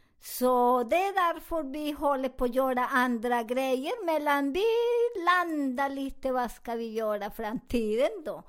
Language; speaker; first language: Swedish; non-native, fluent; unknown